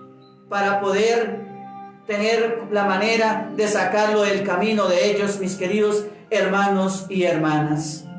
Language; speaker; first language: Spanish; native; Spanish